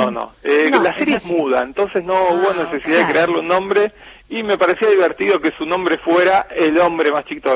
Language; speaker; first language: Spanish; native; Spanish